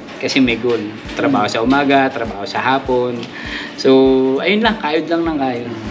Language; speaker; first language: Filipino; native; Filipino